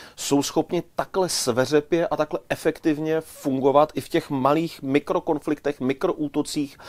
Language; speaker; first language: Czech; native; Czech